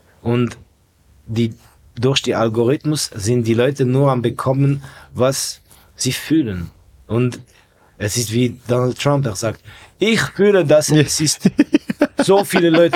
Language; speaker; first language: German; non-native, fluent; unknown